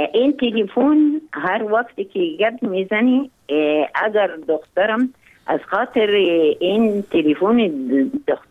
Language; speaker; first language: Persian; non-native, fluent; Arabic